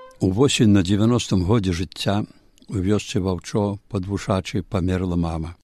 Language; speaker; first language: Belarusian; native; Belarusian